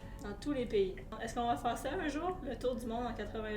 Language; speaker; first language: French; native; French